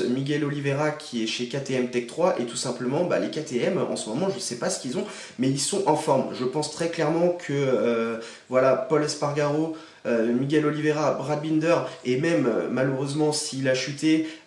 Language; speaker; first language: French; native; French